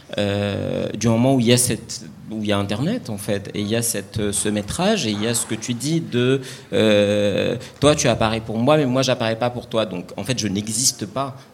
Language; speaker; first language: French; non-native, local second language; Arabic